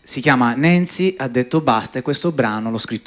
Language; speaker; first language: Italian; native; Italian